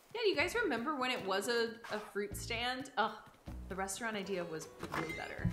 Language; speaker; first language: English; native; English